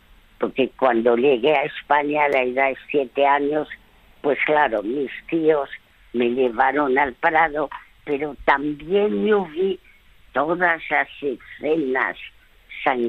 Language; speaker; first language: Spanish; early bilingual, other home language; French